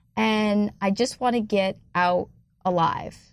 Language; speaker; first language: English; native; English